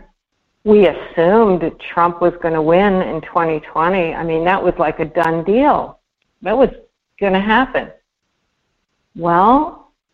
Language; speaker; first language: English; native; English